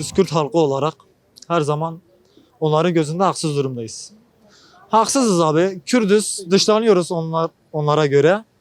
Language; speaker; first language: Turkish; non-native, local second language; Kurdish